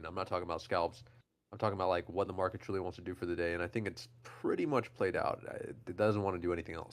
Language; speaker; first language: English; native; English